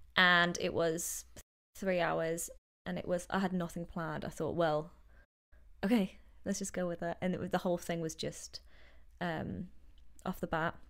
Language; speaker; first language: English; native; English